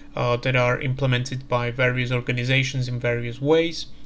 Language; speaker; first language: English; non-native, fluent; Slovak